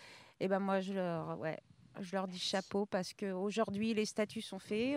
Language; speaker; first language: French; native; French